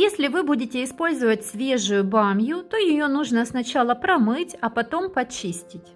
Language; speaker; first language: Russian; native; Russian